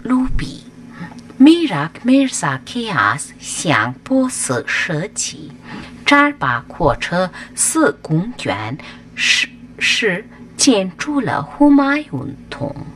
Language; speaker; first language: Chinese; non-native, fluent; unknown